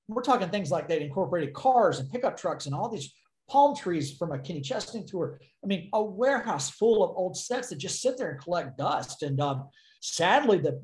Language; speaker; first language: English; native; English